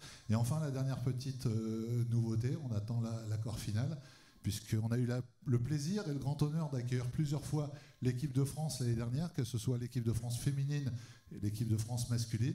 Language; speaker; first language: French; native; French